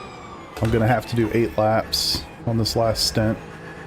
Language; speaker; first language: English; native; English